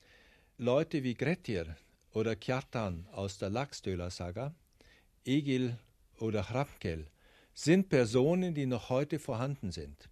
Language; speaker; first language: German; native; German